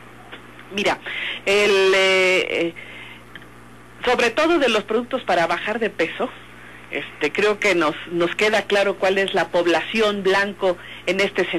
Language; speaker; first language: Spanish; native; Spanish